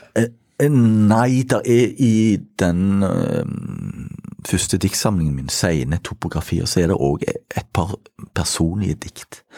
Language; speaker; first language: Norwegian; native; Norwegian